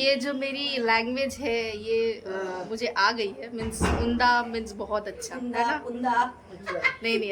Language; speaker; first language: Hindi; native; Hindi